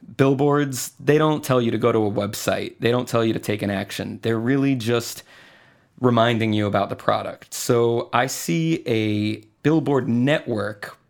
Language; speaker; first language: English; non-native, fluent; Spanish